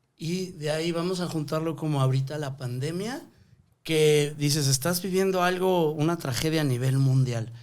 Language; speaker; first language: Spanish; native; Spanish